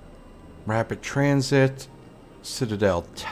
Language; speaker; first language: English; native; English